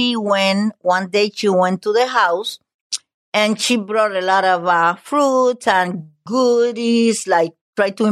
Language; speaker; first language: English; non-native, fluent; Spanish